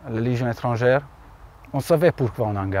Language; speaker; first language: French; non-native, learner; Hungarian